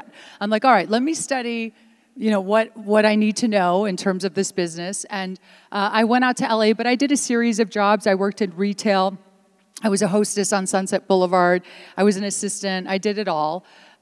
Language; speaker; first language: English; early bilingual, other home language; Italian